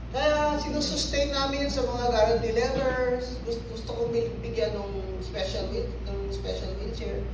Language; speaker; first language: Filipino; non-native, local second language; Hiligaynon